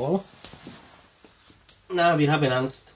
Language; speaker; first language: German; non-native, learner; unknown